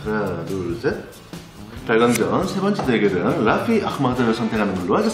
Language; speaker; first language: Korean; native; Korean